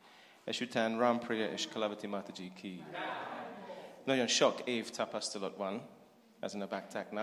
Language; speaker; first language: Hungarian; non-native, learner; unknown